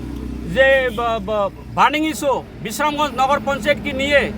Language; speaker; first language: Bangla; non-native, local second language; Kok Borok